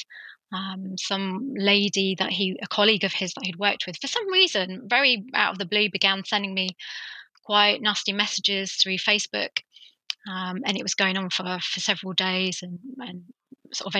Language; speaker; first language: English; native; English